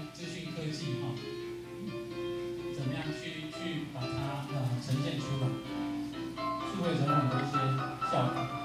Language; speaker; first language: Chinese; native; Chinese